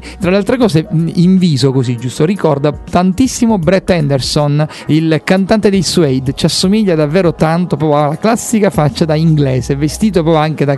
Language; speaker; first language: Italian; native; Italian